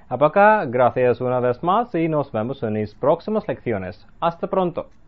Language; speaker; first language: Spanish; non-native, fluent; Russian